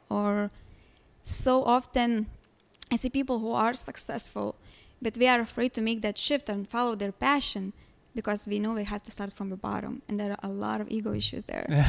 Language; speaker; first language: English; non-native, fluent; Lithuanian